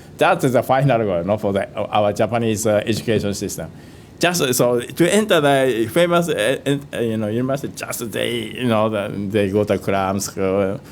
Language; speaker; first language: English; non-native, fluent; Japanese